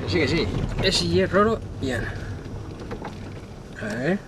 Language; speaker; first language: Spanish; native; Spanish